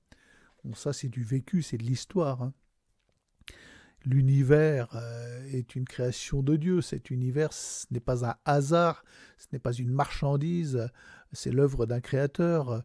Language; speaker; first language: French; native; French